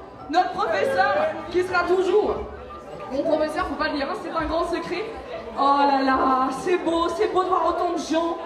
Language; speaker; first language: French; native; French